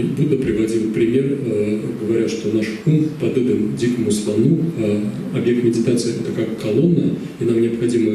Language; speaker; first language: Russian; native; Russian